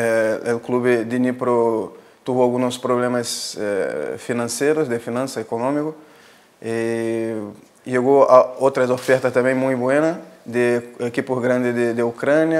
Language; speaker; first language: Spanish; non-native, fluent; Portuguese